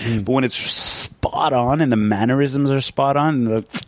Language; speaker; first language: English; non-native, fluent; Punjabi